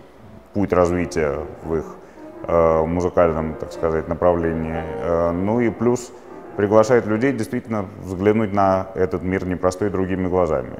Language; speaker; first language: Russian; native; Russian